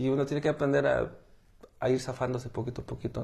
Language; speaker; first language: Spanish; native; Spanish